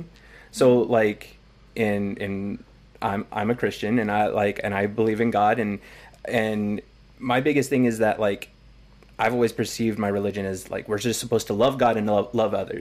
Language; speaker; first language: English; native; English